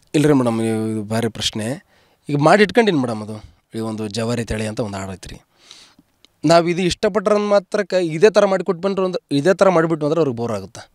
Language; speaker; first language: Kannada; native; Kannada